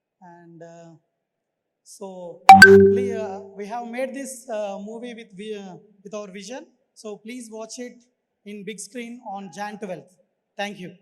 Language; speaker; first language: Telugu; native; Telugu